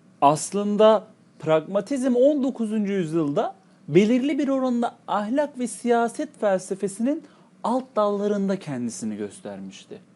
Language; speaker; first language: Turkish; native; Turkish